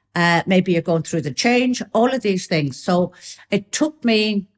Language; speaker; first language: English; native; English